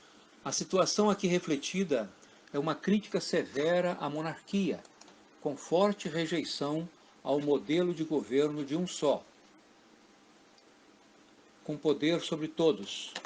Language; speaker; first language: Portuguese; native; Portuguese